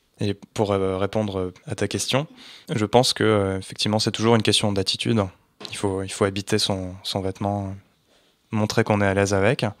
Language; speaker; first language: French; native; French